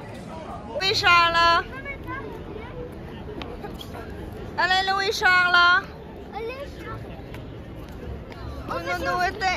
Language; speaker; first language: French; non-native, learner; Vietnamese